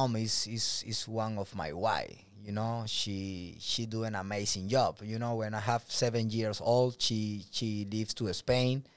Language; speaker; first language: English; non-native, learner; Spanish